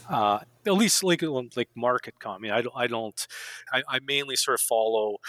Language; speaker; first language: English; native; English